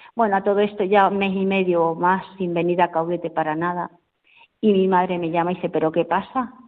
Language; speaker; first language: Spanish; native; Spanish